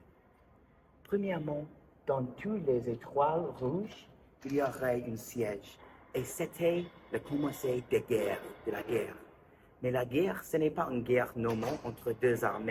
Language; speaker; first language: French; non-native, learner; English